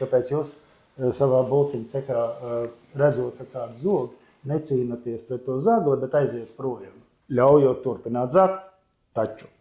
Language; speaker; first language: Latvian; non-native, local second language; Russian